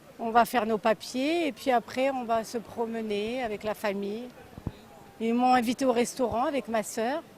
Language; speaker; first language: French; native; French